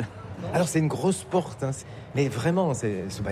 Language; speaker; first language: French; native; French